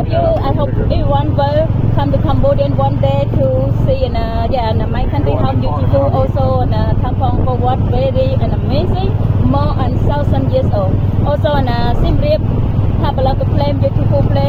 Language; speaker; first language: English; non-native, learner; Khmer